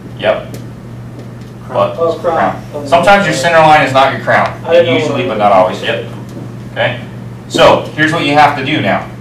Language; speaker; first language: English; native; English